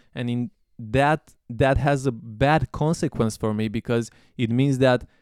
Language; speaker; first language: English; non-native, fluent; Romanian